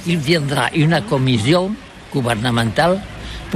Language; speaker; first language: French; non-native, learner; Catalan